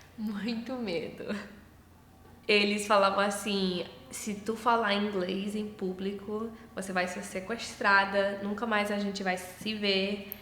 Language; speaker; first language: Portuguese; early bilingual, heritage; Portuguese